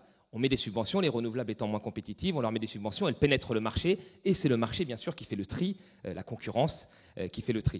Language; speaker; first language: French; native; French